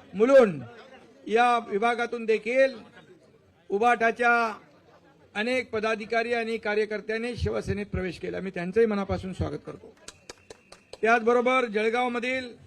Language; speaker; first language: Marathi; native; Marathi